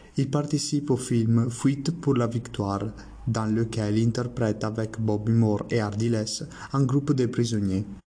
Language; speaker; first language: French; non-native, learner; Italian